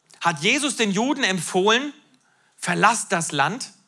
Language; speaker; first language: German; native; German